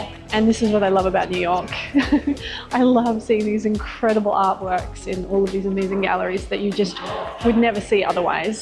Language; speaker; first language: English; native; English